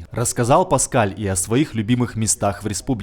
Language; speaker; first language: Russian; native; Russian